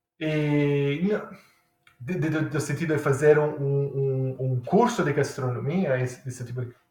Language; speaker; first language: Portuguese; non-native, fluent; Italian